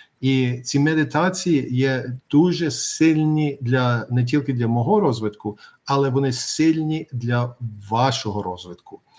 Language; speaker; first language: Ukrainian; early bilingual, heritage; Ukrainian